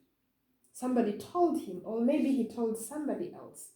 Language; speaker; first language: English; non-native, fluent; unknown